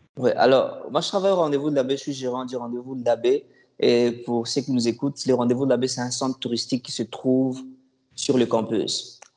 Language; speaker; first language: French; non-native, local second language; Lingala